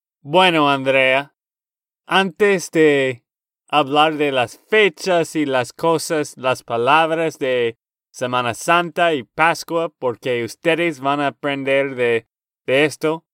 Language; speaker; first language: Spanish; non-native, learner; English